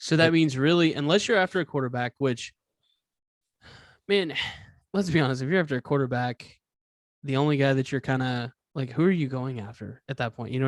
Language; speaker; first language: English; native; English